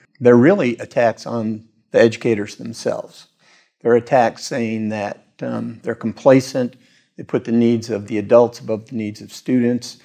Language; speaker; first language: English; native; English